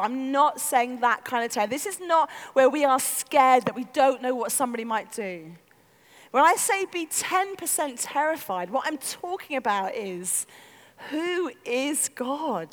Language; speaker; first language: English; native; English